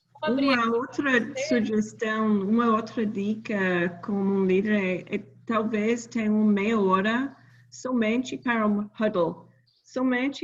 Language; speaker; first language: Portuguese; non-native, learner; English